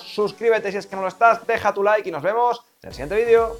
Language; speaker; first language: Spanish; native; Spanish